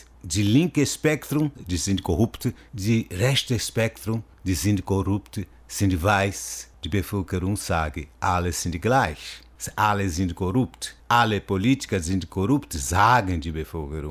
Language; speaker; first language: German; non-native, learner; Portuguese